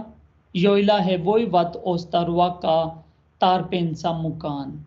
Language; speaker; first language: Finnish; non-native, learner; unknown